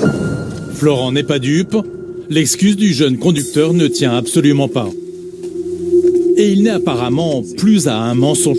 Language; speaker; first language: French; native; French